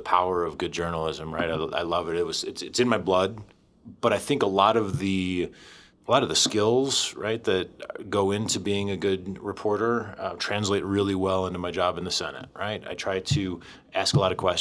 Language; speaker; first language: English; native; English